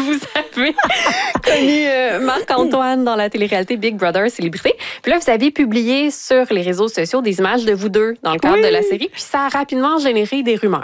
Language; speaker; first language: French; native; French